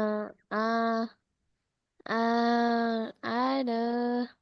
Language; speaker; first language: English; non-native, learner; Vietnamese